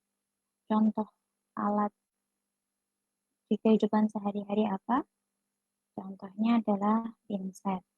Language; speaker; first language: Indonesian; native; Indonesian